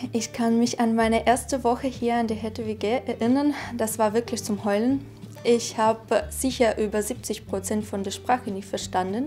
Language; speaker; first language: German; non-native, fluent; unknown